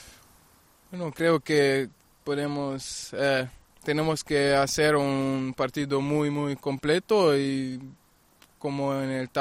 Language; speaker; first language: Spanish; non-native, fluent; German